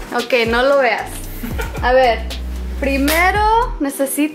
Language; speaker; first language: Spanish; early bilingual, heritage; English